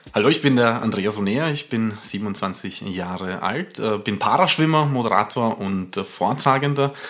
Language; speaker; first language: German; early bilingual, other home language; Romanian